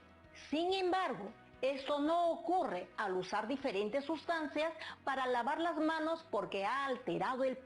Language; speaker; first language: Spanish; native; Spanish